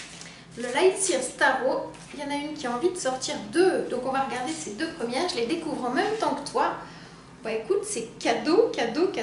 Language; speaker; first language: French; native; French